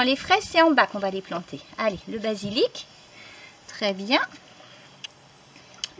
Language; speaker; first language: French; native; French